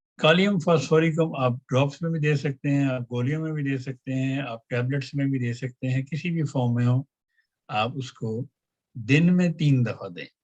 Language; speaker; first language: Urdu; non-native, local second language; Punjabi